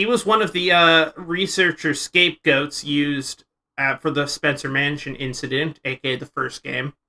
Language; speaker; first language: English; native; English